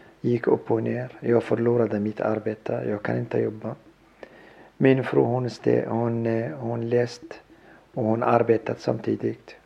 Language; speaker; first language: Swedish; non-native, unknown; Arabic